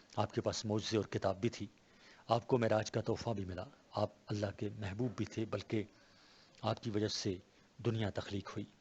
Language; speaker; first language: Urdu; non-native, local second language; Pashto